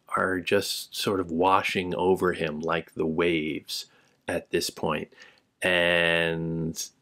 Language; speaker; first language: English; native; English